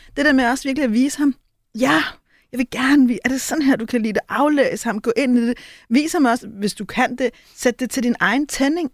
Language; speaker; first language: Danish; native; Danish